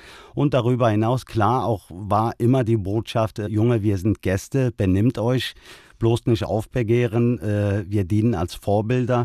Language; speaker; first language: German; early bilingual, other home language; Turkish